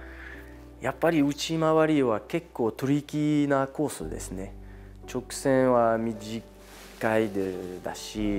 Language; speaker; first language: Japanese; non-native, fluent; French